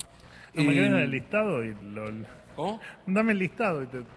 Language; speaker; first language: Spanish; native; Spanish